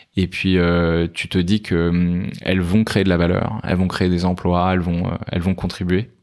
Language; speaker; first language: French; native; French